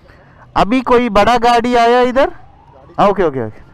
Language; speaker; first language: Hindi; non-native, local second language; Telugu